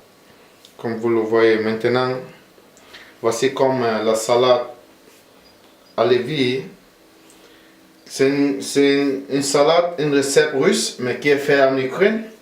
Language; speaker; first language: French; non-native, fluent; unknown